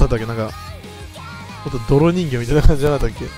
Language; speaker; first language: Japanese; native; Japanese